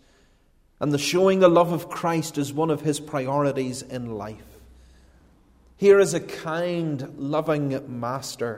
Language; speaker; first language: English; native; English